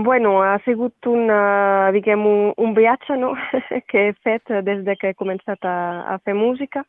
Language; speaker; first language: Catalan; non-native, local second language; French